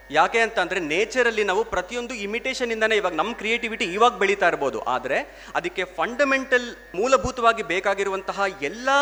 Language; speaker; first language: Kannada; non-native, local second language; Telugu